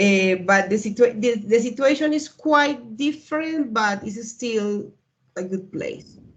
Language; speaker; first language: English; non-native, learner; Spanish